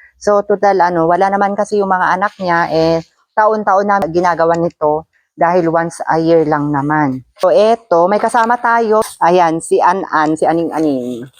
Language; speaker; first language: Filipino; native; Filipino